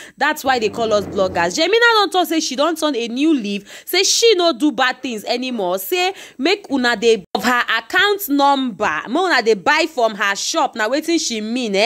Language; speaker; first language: Nigerian Pidgin; native; Nigerian Pidgin